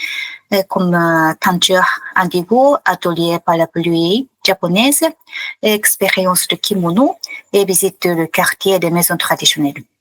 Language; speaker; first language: French; non-native, fluent; Japanese